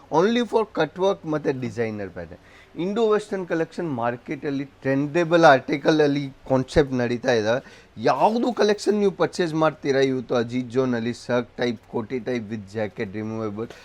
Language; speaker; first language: Kannada; non-native, local second language; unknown